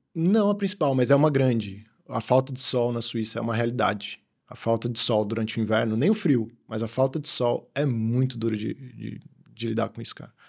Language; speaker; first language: Portuguese; native; Portuguese